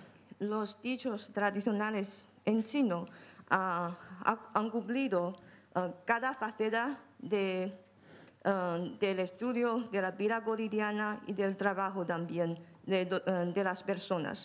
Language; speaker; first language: Spanish; non-native, fluent; Chinese